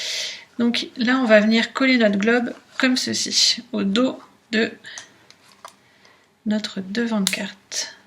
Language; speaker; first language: French; native; French